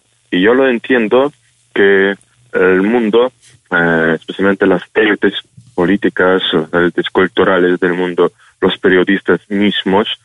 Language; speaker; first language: Spanish; non-native, fluent; Ukrainian